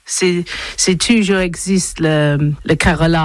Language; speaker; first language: French; non-native, learner; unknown